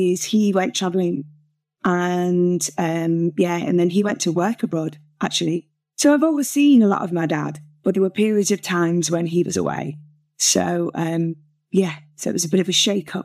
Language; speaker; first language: English; native; English